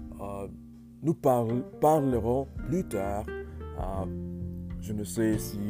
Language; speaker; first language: French; non-native, learner; English